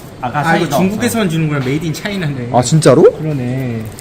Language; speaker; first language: Korean; native; Korean